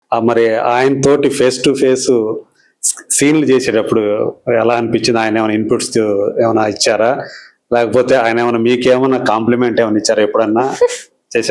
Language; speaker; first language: Telugu; native; Telugu